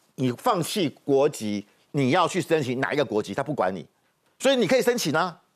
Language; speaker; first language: Chinese; native; Chinese